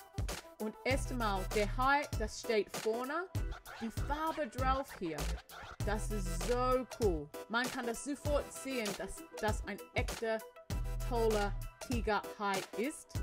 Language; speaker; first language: German; non-native, learner; English